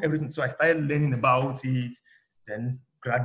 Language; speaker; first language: English; non-native, local second language; Yoruba